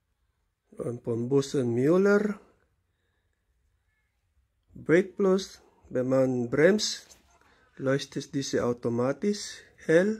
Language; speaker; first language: German; non-native, learner; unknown